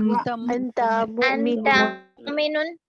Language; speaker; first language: Arabic; non-native, learner; Urdu